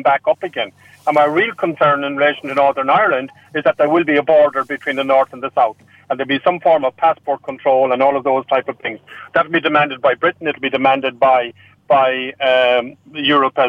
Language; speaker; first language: English; non-native, local second language; Irish